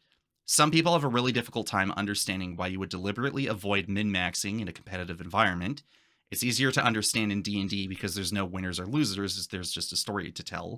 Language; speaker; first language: English; native; English